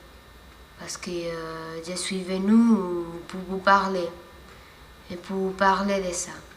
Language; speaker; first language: French; non-native, fluent; Spanish